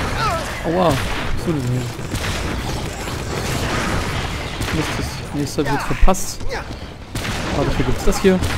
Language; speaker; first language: German; native; German